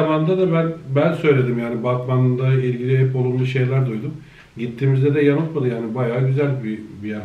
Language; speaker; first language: Turkish; native; Turkish